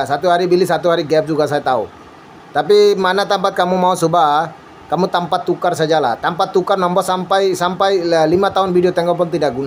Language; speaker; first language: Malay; non-native, learner; Bangla